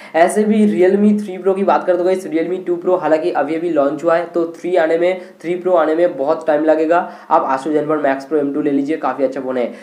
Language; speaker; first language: Hindi; non-native, local second language; Bangla